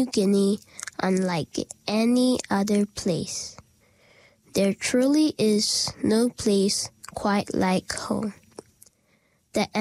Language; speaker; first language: English; native; English